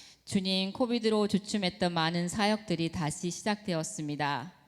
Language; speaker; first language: Korean; native; Korean